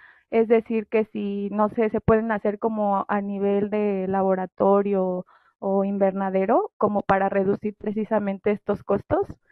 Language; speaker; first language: Spanish; native; Spanish